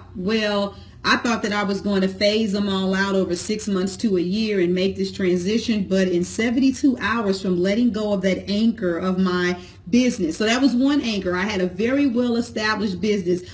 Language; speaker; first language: English; native; English